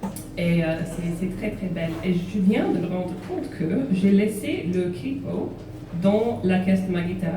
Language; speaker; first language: French; non-native, fluent; English